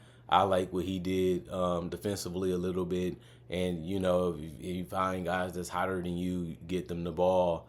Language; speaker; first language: English; native; English